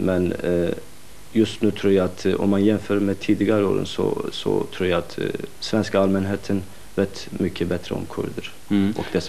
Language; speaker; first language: Swedish; non-native, fluent; Kurdish